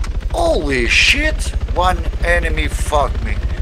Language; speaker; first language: English; non-native, learner; Portuguese